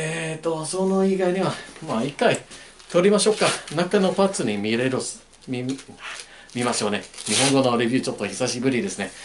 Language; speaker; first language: Japanese; non-native, learner; English